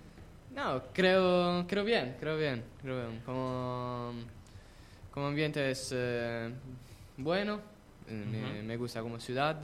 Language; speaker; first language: Spanish; non-native, learner; Italian